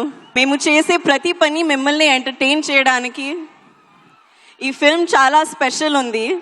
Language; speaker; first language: Telugu; non-native, learner; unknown